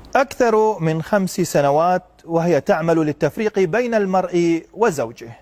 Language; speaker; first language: Arabic; native; Arabic